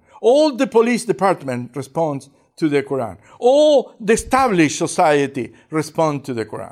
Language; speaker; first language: English; non-native, fluent; Spanish